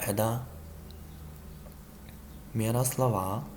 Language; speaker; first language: Russian; non-native, learner; Chinese